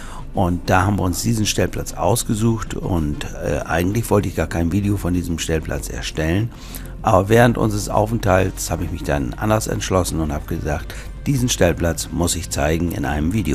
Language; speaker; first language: German; native; German